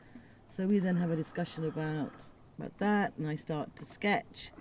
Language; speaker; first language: English; native; English